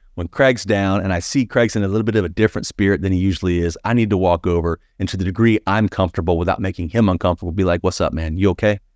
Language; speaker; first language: English; native; English